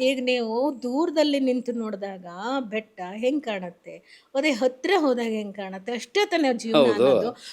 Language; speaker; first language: Kannada; native; Kannada